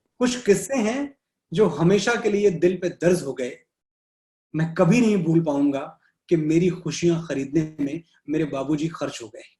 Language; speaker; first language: Hindi; native; Hindi